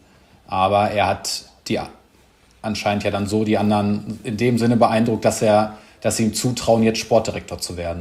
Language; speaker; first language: German; native; German